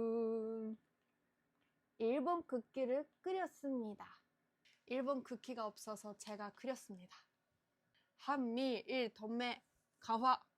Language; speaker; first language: Korean; non-native, fluent; Japanese